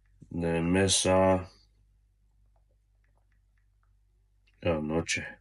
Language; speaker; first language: Spanish; non-native, learner; Russian